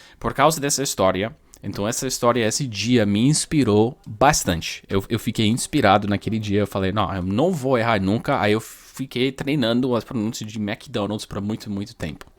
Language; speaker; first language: Portuguese; non-native, fluent; English